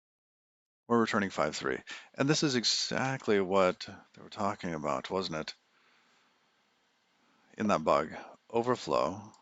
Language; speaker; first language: English; native; English